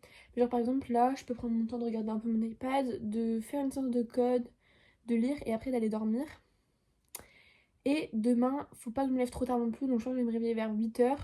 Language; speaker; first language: French; native; French